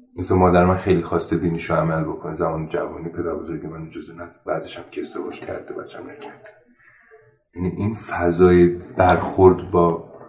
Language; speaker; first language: Persian; non-native, local second language; Armenian